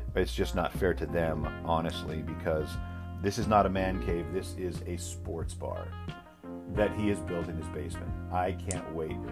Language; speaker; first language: English; native; English